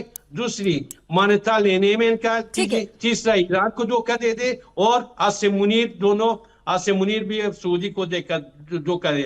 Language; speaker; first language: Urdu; non-native, fluent; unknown